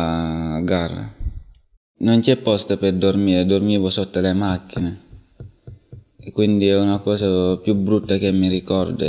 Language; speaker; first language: Italian; non-native, learner; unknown